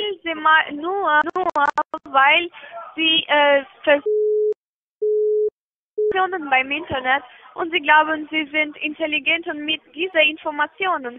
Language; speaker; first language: German; non-native, learner; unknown